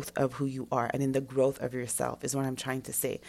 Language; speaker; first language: English; non-native, fluent; French